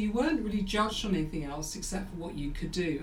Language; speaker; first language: English; native; English